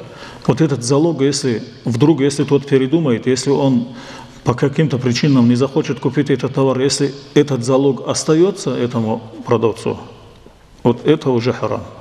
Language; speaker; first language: Russian; non-native, local second language; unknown